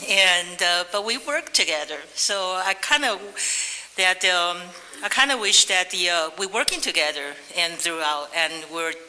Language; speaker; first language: English; non-native, fluent; Chinese